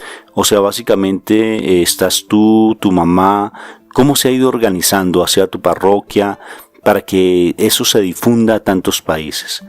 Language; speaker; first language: Spanish; native; Spanish